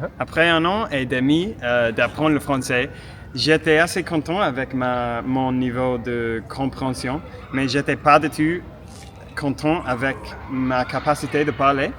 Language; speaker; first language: French; non-native, fluent; English